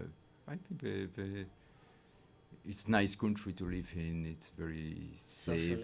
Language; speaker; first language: English; non-native, learner; French